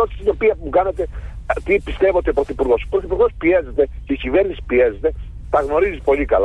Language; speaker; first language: Greek; native; Greek